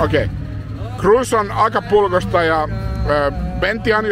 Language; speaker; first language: Spanish; non-native, learner; Finnish